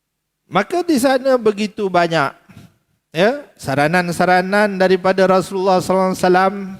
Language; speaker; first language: Malay; native; Malay